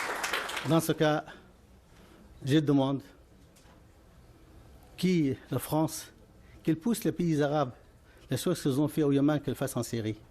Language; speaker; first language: French; non-native, fluent; Arabic